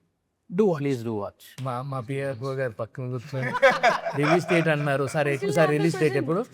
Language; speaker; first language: Telugu; native; Telugu